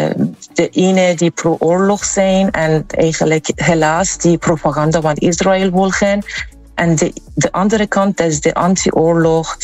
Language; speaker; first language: Dutch; non-native, learner; Persian